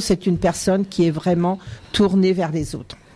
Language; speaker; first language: French; native; French